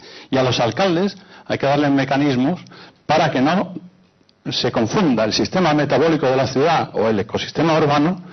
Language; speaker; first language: Spanish; native; Spanish